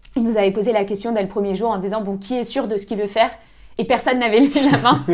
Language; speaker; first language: French; native; French